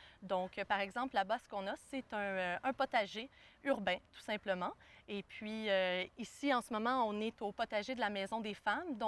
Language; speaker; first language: French; native; French